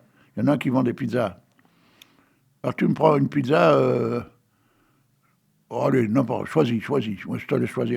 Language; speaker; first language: French; native; French